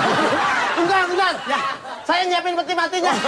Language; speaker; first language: Indonesian; native; Indonesian